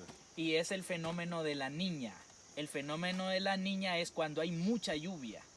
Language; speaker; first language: Spanish; native; Spanish